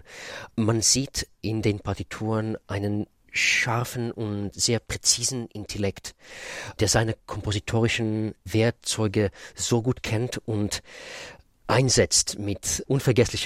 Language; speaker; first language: German; non-native, fluent; Russian